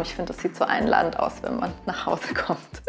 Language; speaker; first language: German; native; German